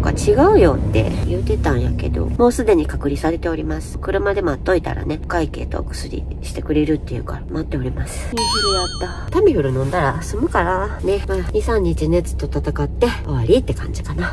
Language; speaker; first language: Japanese; native; Japanese